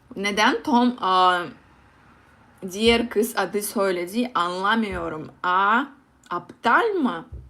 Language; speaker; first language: Turkish; non-native, learner; Russian